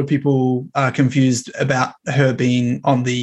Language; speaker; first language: English; native; English